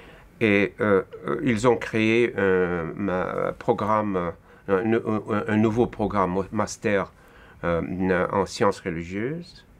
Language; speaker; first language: French; non-native, fluent; Russian